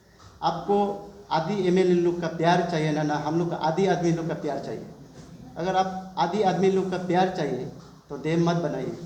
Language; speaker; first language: Hindi; non-native, local second language; Adi